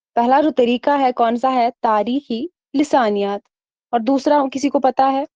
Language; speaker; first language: Urdu; non-native, local second language; Kashmiri